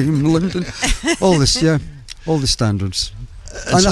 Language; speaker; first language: English; native; English